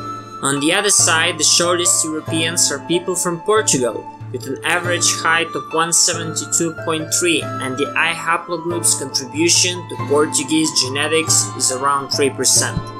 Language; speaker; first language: English; non-native, fluent; Serbian